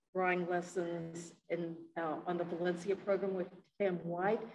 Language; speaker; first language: English; native; English